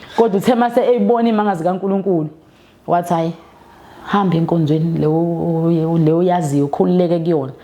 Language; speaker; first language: Zulu; native; Zulu